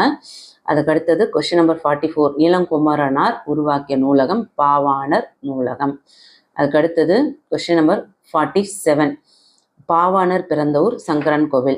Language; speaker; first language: Tamil; native; Tamil